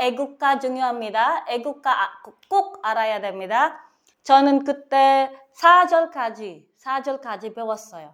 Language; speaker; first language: Korean; non-native, learner; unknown